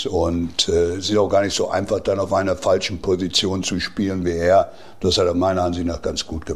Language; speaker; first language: German; native; German